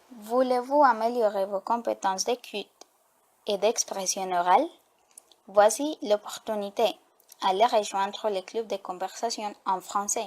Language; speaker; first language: French; non-native, fluent; Spanish